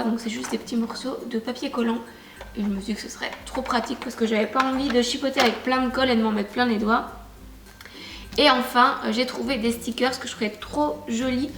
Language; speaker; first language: French; native; French